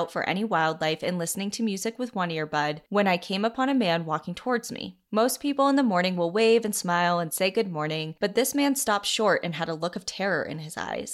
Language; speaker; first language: English; native; English